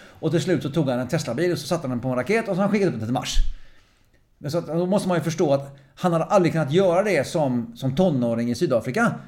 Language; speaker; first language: Swedish; early bilingual, other home language; English